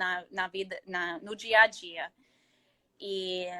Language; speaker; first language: Portuguese; non-native, fluent; English